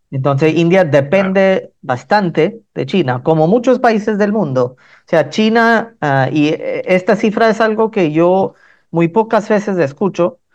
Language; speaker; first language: Spanish; non-native, fluent; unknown